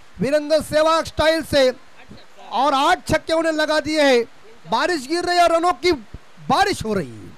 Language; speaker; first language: Hindi; non-native, local second language; Marathi